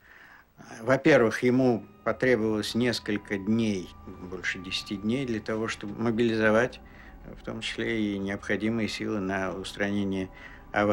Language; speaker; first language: Russian; native; Russian